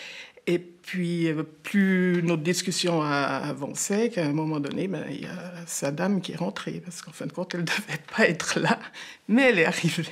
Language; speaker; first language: French; native; French